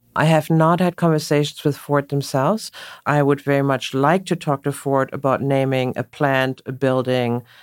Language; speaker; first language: English; non-native, fluent; German